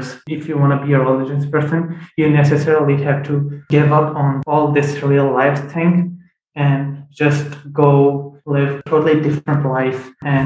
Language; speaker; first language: English; non-native, fluent; Punjabi